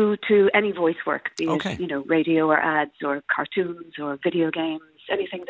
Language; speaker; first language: English; native; English